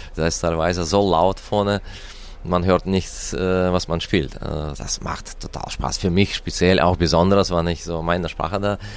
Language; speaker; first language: German; non-native, fluent; Russian